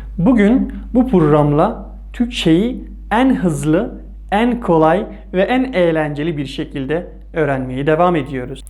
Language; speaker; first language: Turkish; non-native, fluent; Persian